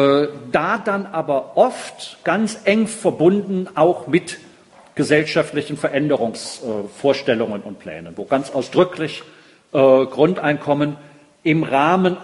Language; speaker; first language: German; native; German